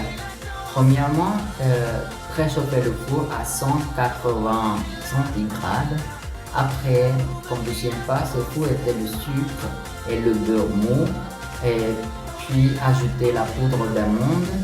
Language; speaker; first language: French; non-native, learner; Spanish